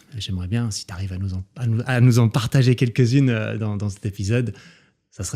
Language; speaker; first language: French; native; French